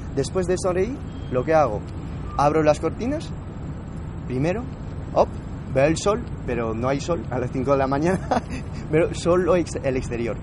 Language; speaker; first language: Spanish; non-native, fluent; French